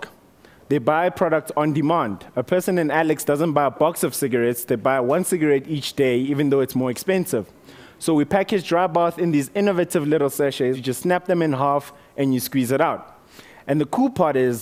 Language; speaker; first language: English; non-native, local second language; Northern Sotho